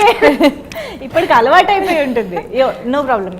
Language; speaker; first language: Telugu; native; Telugu